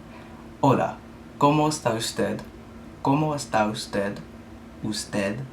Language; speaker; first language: Spanish; non-native, learner; English